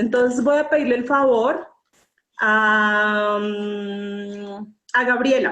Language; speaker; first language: Spanish; native; Spanish